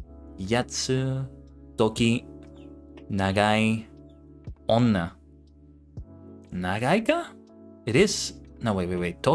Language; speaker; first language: Japanese; non-native, learner; English